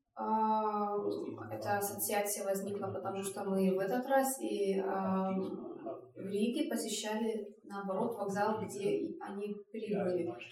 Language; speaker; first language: Russian; non-native, fluent; German